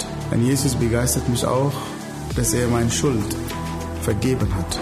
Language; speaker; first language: German; non-native, fluent; Arabic